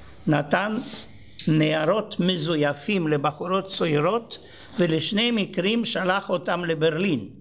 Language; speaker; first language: Hebrew; non-native, fluent; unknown